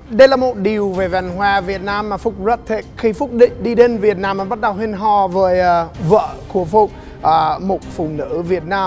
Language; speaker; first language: Vietnamese; non-native, learner; English